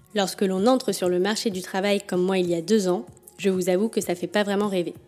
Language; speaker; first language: French; native; French